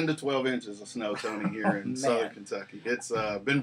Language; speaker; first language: English; native; English